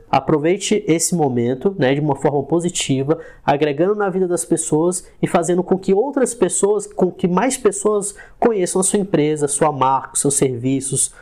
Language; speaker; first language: Portuguese; native; Portuguese